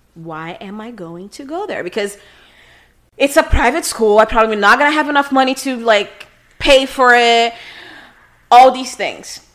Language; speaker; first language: English; non-native, fluent; Portuguese